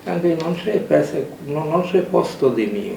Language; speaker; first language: Italian; non-native, learner; Bangla